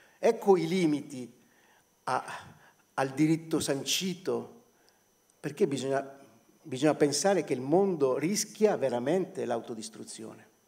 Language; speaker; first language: Italian; native; Italian